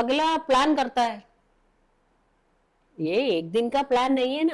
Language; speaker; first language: Hindi; non-native, local second language; Malayalam